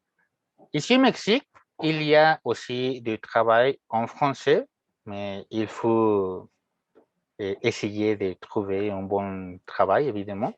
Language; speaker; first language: French; non-native, fluent; Spanish